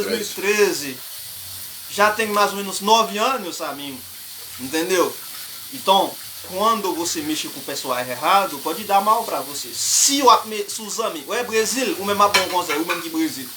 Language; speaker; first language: Portuguese; non-native, learner; Haitian Creole